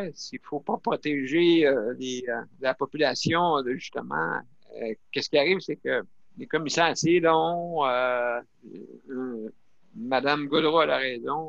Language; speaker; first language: French; native; French